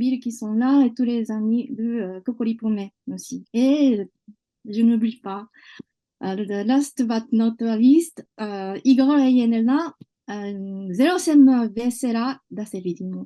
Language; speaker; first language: French; non-native, fluent; Japanese